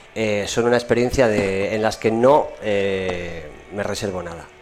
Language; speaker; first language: Spanish; native; Spanish